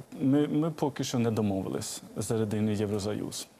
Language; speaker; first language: Ukrainian; non-native, fluent; Swedish